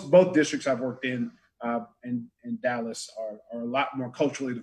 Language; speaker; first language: English; native; English